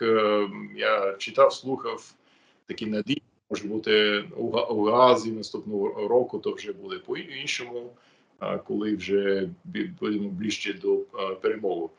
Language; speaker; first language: Ukrainian; non-native, fluent; English